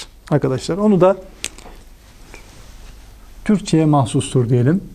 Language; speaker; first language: Turkish; native; Turkish